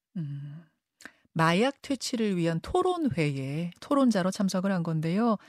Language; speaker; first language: Korean; native; Korean